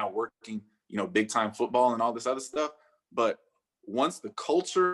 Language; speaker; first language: English; native; English